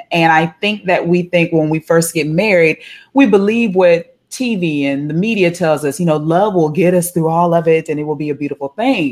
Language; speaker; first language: English; native; English